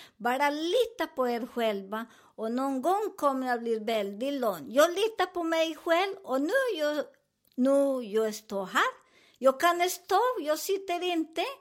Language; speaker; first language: Swedish; non-native, learner; Spanish